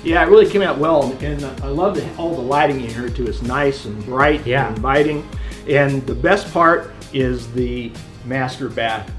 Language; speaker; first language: English; native; English